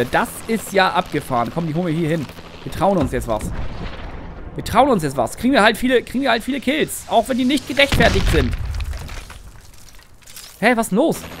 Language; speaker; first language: German; native; German